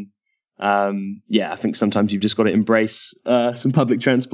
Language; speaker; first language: English; native; English